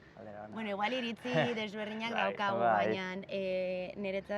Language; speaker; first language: Basque; non-native, local second language; Spanish